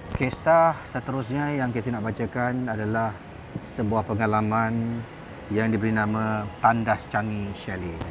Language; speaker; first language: Malay; native; Malay